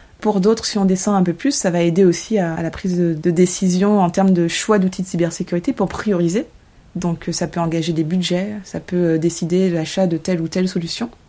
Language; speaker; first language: French; native; French